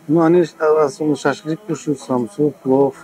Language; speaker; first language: Russian; non-native, learner; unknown